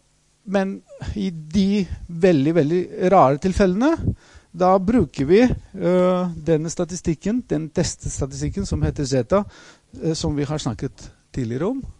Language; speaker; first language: Norwegian; non-native, fluent; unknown